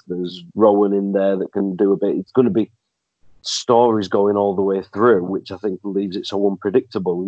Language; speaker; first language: English; native; English